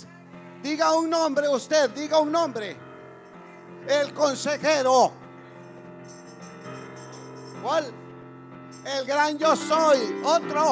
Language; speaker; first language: Spanish; native; Spanish